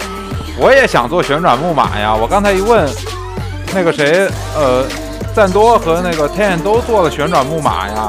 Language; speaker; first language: Chinese; native; Chinese